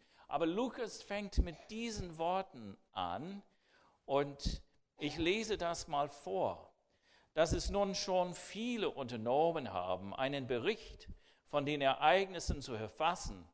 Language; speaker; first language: German; non-native, fluent; English